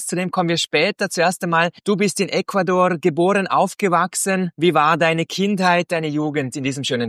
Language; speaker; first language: German; native; German